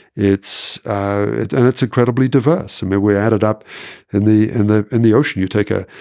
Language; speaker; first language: English; native; English